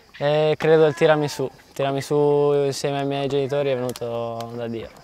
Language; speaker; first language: Italian; native; Italian